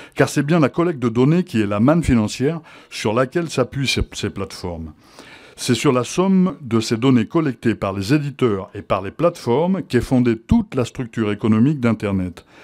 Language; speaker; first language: French; native; French